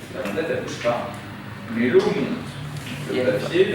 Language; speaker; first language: French; native; French